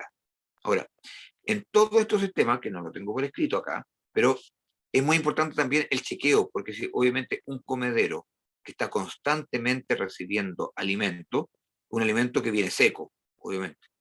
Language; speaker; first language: Spanish; native; Spanish